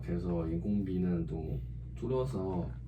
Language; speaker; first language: Korean; non-native, learner; Chinese